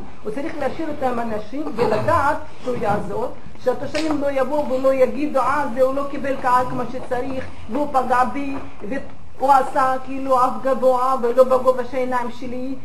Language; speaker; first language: Hebrew; non-native, fluent; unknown